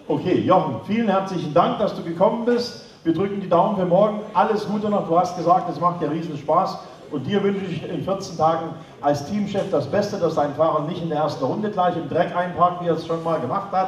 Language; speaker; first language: German; native; German